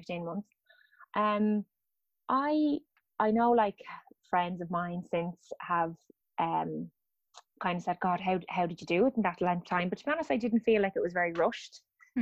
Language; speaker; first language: English; native; English